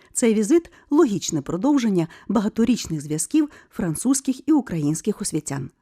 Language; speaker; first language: Ukrainian; native; Ukrainian